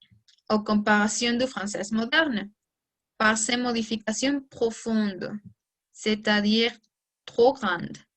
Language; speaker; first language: French; non-native, learner; Spanish